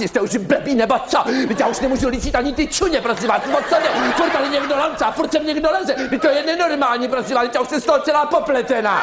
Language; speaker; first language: Czech; native; Czech